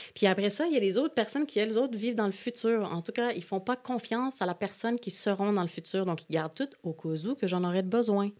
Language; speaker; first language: French; native; French